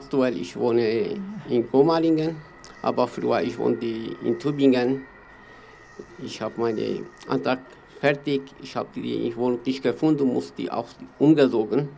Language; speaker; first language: German; non-native, learner; Kurdish